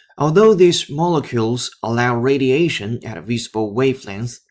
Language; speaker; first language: English; non-native, fluent; Chinese